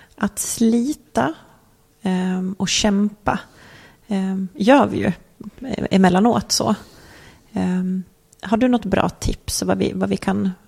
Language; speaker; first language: Swedish; native; Swedish